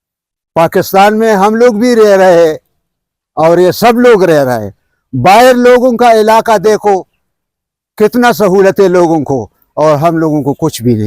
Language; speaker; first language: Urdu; non-native, local second language; Pashto